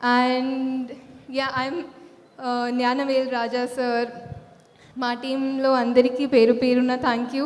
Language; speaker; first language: Telugu; non-native, fluent; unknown